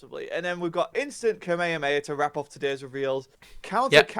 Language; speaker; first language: English; native; English